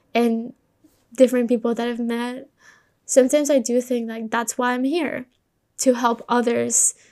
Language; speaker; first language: English; early bilingual, other home language; Spanish